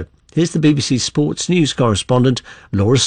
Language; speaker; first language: English; native; English